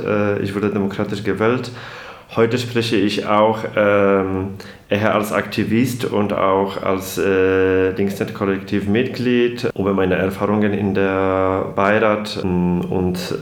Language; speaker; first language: German; non-native, fluent; Polish